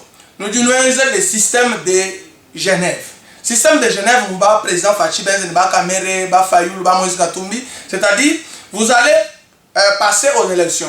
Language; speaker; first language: French; non-native, local second language; Luba-Lulua